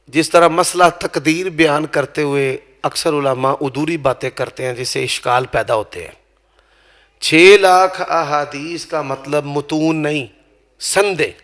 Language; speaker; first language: Urdu; non-native, local second language; Punjabi